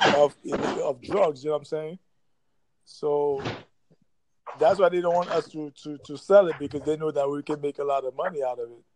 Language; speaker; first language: English; native; English